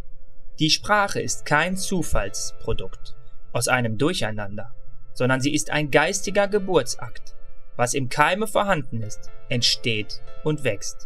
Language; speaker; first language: German; native; German